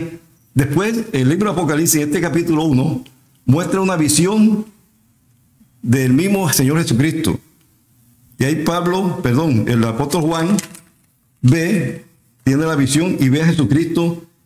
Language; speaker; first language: Spanish; native; Spanish